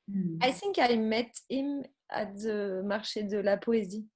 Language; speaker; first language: English; non-native, learner; French